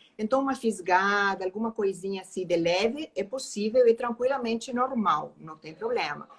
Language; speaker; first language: Portuguese; non-native, fluent; Spanish